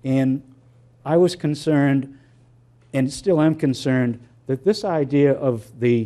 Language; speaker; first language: English; native; English